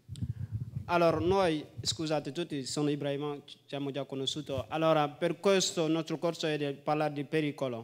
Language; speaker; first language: Italian; non-native, learner; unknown